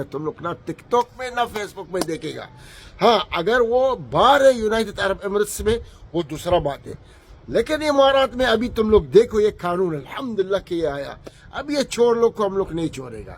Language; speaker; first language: Hindi; non-native, learner; Arabic